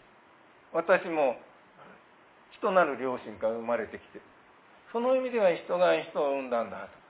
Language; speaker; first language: Japanese; native; Japanese